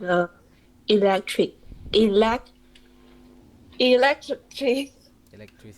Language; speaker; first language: English; non-native, learner; Chinese